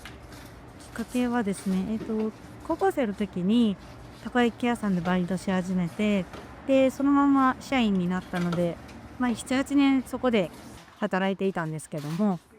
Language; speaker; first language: Japanese; native; Japanese